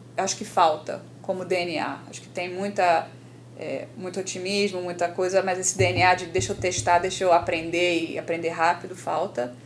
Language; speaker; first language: Portuguese; native; Portuguese